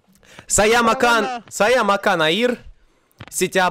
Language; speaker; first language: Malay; non-native, learner; Russian